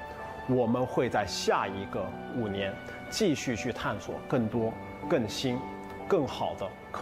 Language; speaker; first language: Chinese; native; Chinese